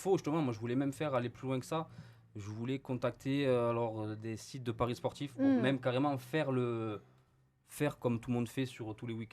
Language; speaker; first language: French; native; French